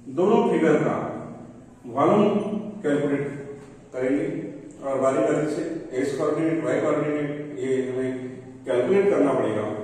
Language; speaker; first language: Hindi; non-native, local second language; Marathi